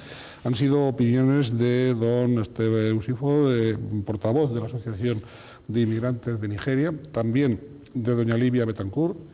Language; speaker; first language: Spanish; native; Spanish